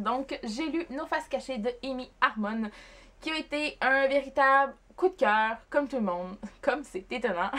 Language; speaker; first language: French; native; French